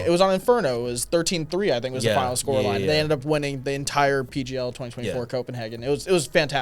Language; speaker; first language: English; native; English